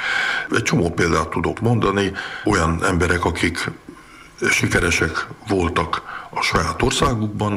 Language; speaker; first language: Hungarian; early bilingual, heritage; Hungarian